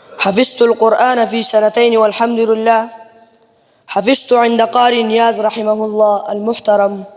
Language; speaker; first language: Arabic; non-native, learner; Urdu